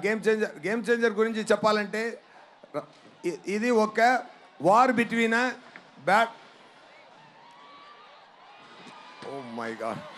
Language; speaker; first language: Telugu; non-native, learner; Tamil